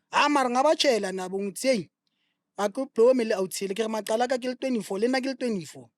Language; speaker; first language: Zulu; non-native, local second language; Southern Sotho